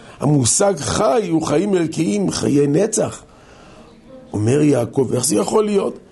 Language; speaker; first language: Hebrew; native; Hebrew